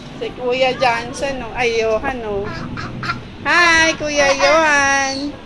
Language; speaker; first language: Filipino; native; Filipino